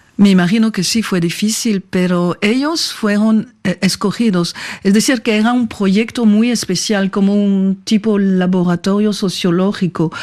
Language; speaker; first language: Spanish; non-native, fluent; French